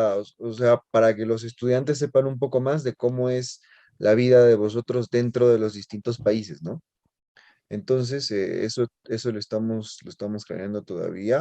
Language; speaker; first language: Spanish; native; Spanish